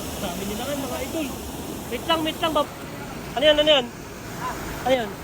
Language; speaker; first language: Filipino; non-native, local second language; Iloko